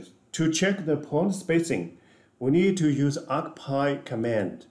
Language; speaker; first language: English; non-native, fluent; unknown